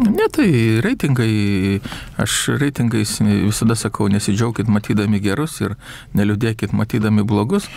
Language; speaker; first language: Lithuanian; native; Lithuanian